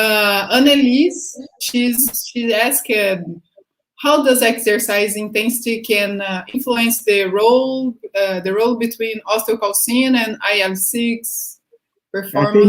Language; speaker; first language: English; non-native, fluent; Portuguese